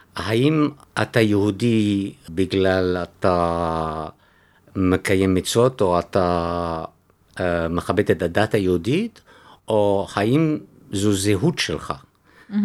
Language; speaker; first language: Hebrew; non-native, fluent; French